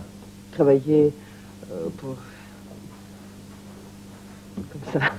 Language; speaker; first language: French; non-native, learner; Russian